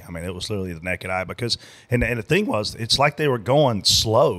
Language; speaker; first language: English; native; English